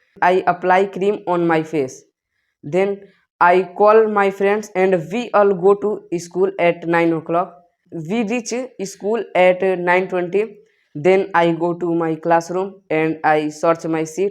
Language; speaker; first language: English; non-native, learner; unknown